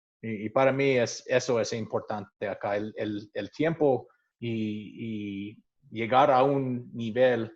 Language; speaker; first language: Spanish; non-native, fluent; English